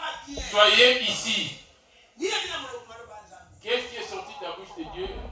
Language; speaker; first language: French; non-native, local second language; Lingala